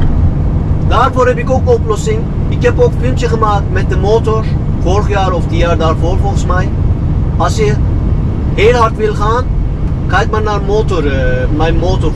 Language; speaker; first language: Dutch; non-native, fluent; Turkish